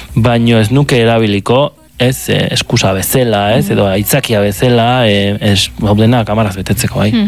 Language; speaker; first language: Basque; native; Basque